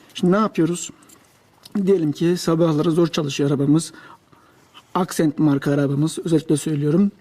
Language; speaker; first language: Turkish; native; Turkish